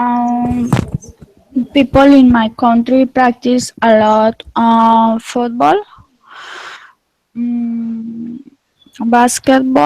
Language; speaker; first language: English; non-native, learner; Spanish